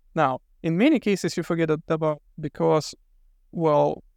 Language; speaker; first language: English; non-native, fluent; Lithuanian